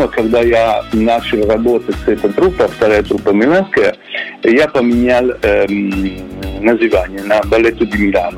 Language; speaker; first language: Russian; non-native, fluent; Italian